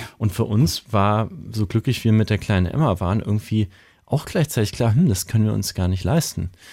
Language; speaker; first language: German; native; German